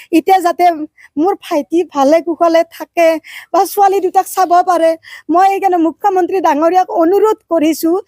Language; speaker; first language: Assamese; native; Assamese